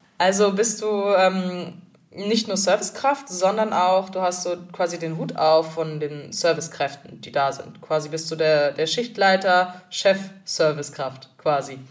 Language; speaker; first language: German; native; German